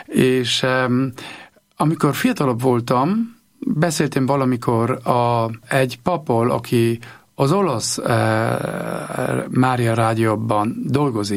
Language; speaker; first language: Hungarian; non-native, learner; German